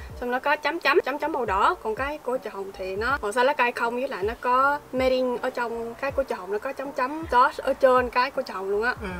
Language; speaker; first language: Vietnamese; early bilingual, heritage; Vietnamese